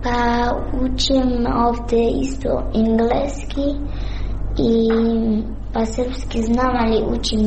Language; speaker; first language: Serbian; non-native, learner; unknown